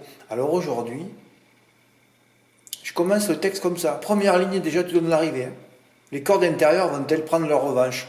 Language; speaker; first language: French; native; French